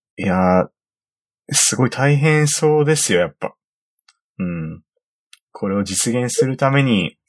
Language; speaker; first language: Japanese; native; Japanese